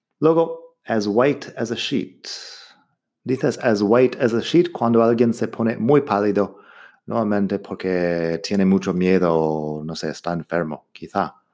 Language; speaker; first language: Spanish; non-native, fluent; English